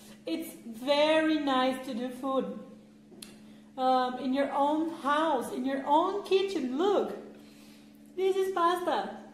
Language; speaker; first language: English; non-native, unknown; Portuguese